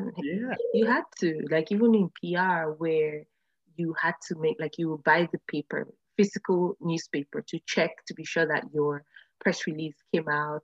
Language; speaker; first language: English; non-native, local second language; Yoruba